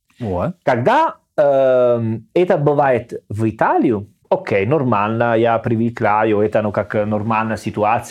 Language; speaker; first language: Russian; non-native, learner; Italian